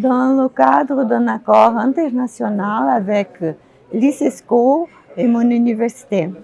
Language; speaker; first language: French; non-native, fluent; Portuguese